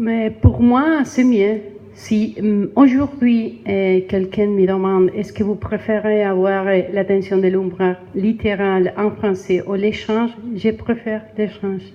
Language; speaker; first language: French; non-native, learner; Spanish